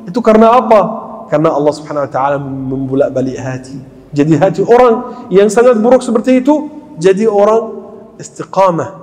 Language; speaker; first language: Indonesian; non-native, fluent; Arabic